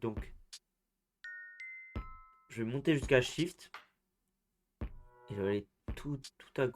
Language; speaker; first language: French; native; French